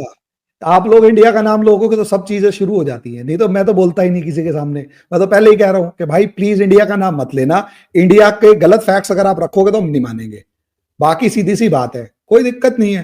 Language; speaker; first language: Hindi; native; Hindi